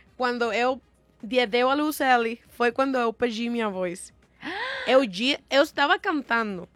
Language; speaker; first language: Portuguese; non-native, learner; Spanish